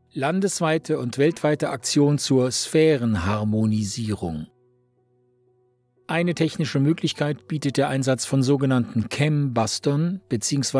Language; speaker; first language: German; native; German